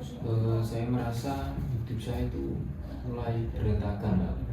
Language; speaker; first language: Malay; non-native, fluent; Indonesian